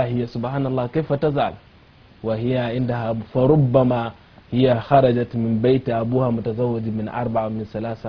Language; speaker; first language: Arabic; non-native, fluent; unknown